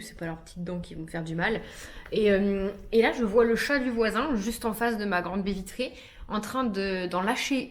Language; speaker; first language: French; native; French